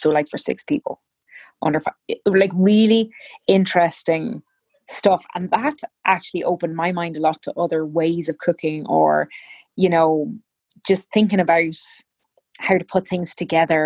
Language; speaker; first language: English; native; English